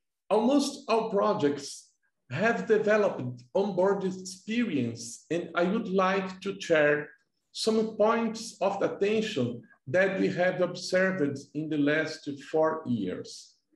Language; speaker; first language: English; non-native, fluent; Portuguese